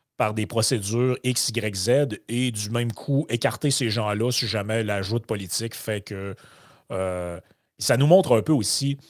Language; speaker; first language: French; native; French